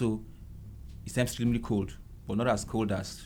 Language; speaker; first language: English; non-native, local second language; Igbo